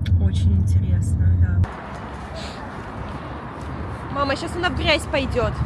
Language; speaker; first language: Russian; native; Russian